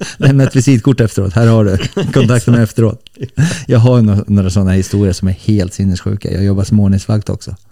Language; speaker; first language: Swedish; early bilingual, other home language; Bosnian